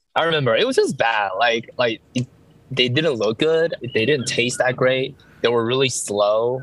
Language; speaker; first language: English; early bilingual, other home language; Chinese